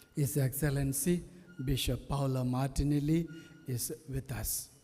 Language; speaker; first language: English; non-native, local second language; Tamil